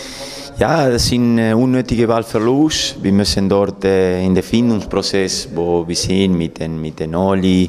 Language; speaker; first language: German; non-native, fluent; Spanish